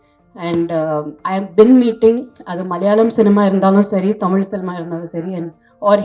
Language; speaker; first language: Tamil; non-native, fluent; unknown